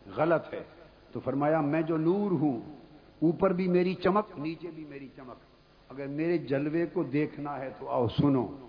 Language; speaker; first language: Urdu; non-native, local second language; Punjabi